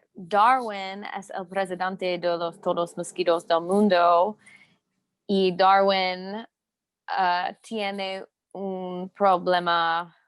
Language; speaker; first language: Spanish; non-native, learner; English